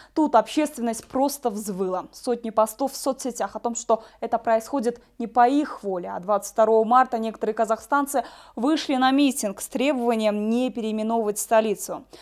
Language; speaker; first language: Russian; non-native, local second language; Kyrgyz